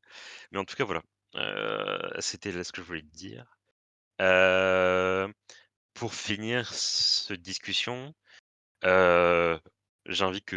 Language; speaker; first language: French; native; French